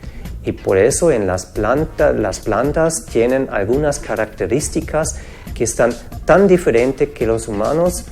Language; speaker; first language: Spanish; non-native, fluent; German